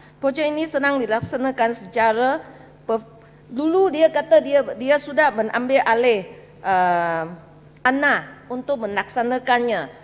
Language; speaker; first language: Malay; non-native, local second language; Chinese